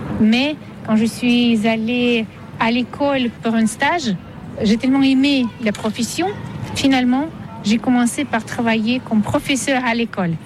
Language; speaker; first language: French; non-native, fluent; Russian